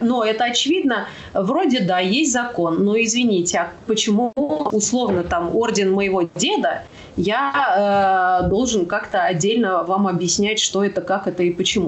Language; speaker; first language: Russian; native; Russian